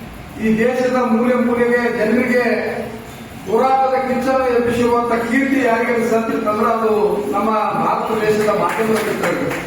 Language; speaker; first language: Kannada; native; Kannada